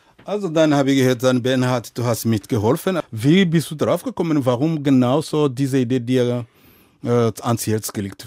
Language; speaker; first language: German; non-native, fluent; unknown